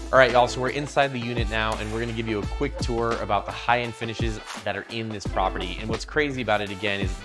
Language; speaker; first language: English; native; English